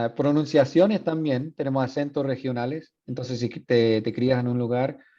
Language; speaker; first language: Spanish; non-native, fluent; English